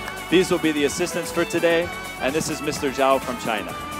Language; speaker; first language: English; native; English